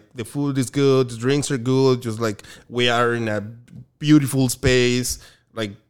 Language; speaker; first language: English; non-native, fluent; Spanish